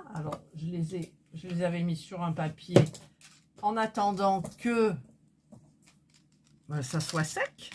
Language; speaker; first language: French; native; French